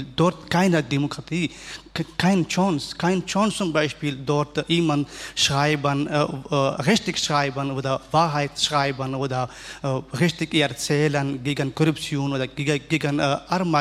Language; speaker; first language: German; non-native, learner; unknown